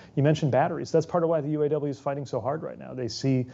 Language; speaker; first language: English; native; English